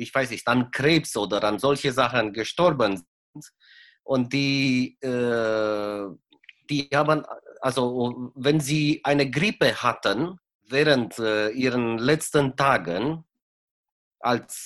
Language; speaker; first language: German; non-native, fluent; Romanian